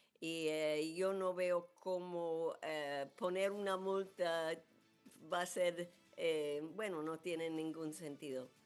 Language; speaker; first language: Spanish; non-native, fluent; English